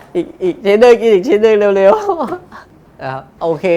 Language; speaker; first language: Thai; native; Thai